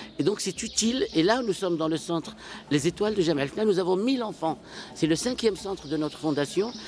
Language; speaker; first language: French; non-native, local second language; Arabic